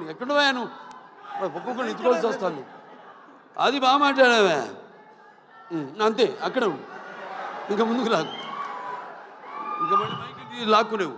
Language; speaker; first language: Telugu; native; Telugu